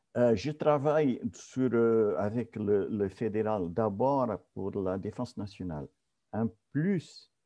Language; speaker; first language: French; non-native, fluent; Portuguese